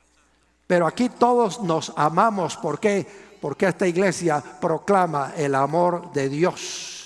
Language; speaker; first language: Spanish; native; Spanish